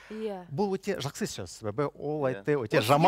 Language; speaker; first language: Kazakh; non-native, local second language; Russian